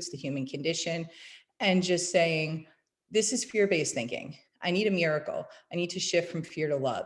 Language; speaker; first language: English; native; English